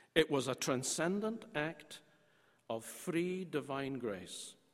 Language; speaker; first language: English; native; English